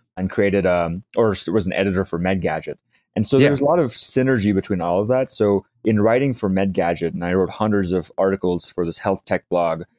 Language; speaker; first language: English; native; English